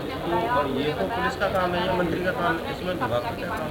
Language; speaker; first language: Hindi; native; Hindi